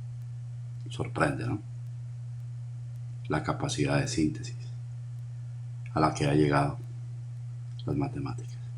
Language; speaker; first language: Spanish; native; Spanish